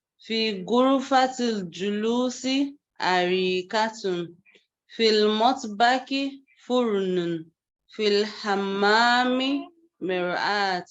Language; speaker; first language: Arabic; non-native, learner; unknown